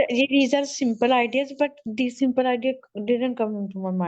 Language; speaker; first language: English; non-native, learner; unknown